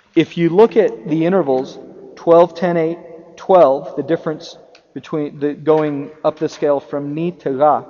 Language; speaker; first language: English; native; English